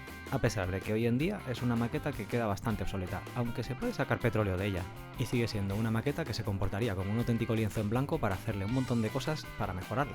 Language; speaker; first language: Spanish; native; Spanish